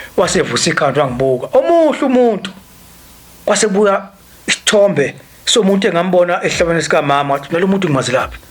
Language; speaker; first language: Zulu; native; Zulu